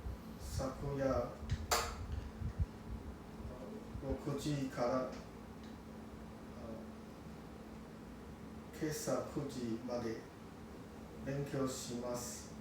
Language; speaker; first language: Japanese; non-native, learner; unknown